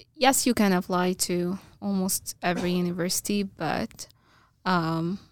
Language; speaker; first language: English; non-native, fluent; Arabic